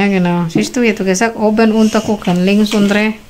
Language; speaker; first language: German; non-native, learner; Indonesian